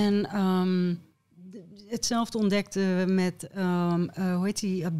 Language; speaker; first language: Dutch; native; Dutch